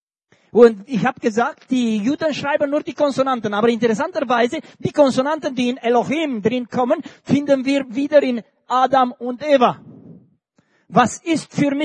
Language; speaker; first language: German; non-native, fluent; Romanian